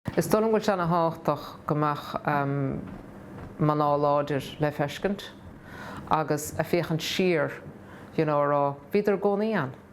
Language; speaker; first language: Irish; native; Irish